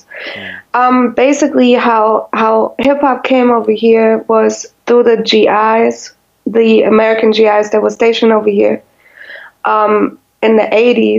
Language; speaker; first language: English; non-native, fluent; German